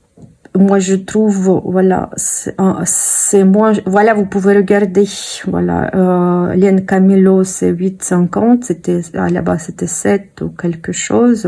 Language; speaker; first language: French; non-native, fluent; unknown